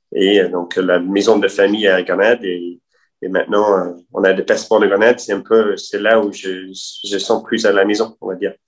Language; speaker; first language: French; non-native, fluent; English